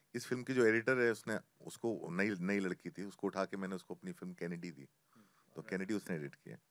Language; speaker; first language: Hindi; native; Hindi